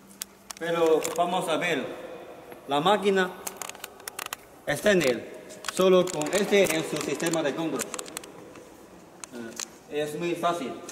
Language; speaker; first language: Spanish; non-native, learner; Chinese